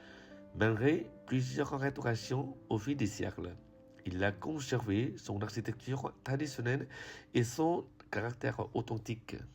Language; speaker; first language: French; non-native, fluent; Vietnamese